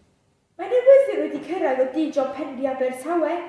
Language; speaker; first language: Welsh; native; Welsh